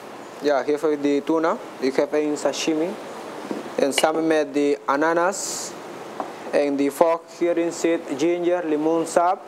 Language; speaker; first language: Dutch; non-native, learner; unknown